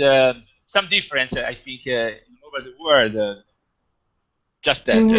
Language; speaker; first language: English; non-native, fluent; Italian